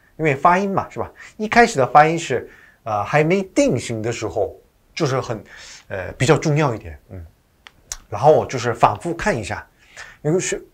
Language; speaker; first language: Chinese; non-native, fluent; Korean